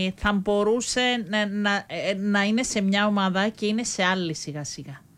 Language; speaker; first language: Greek; native; Greek